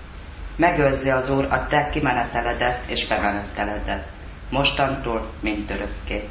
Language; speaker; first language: Hungarian; native; Hungarian